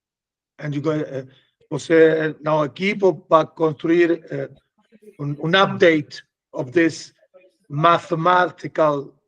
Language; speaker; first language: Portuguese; non-native, learner; Spanish